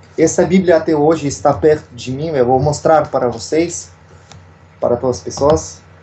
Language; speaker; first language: Portuguese; non-native, fluent; Russian